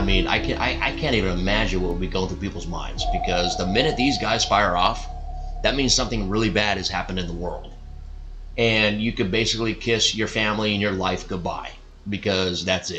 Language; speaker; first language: English; native; English